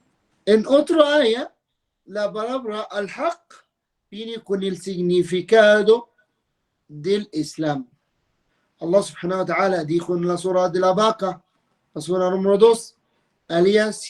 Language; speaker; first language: Spanish; non-native, fluent; Arabic